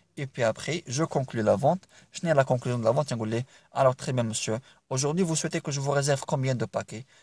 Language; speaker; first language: French; non-native, local second language; Arabic